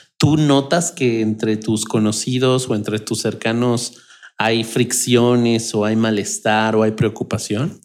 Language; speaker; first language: Spanish; native; Spanish